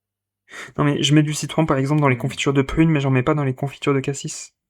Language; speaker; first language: French; native; French